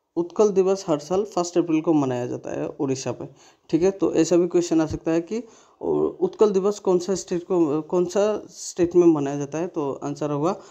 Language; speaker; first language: Hindi; non-native, local second language; Bangla